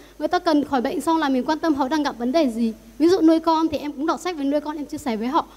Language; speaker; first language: Vietnamese; non-native, local second language; Iu Mien